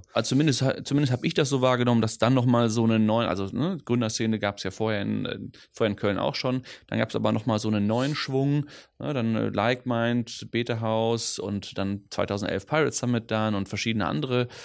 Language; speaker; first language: German; non-native, local second language; Dutch